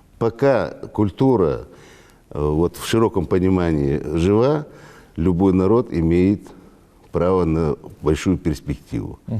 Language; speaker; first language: Russian; non-native, local second language; Ingush